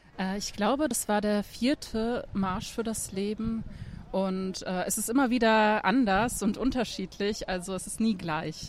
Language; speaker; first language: German; early bilingual, other home language; Croatian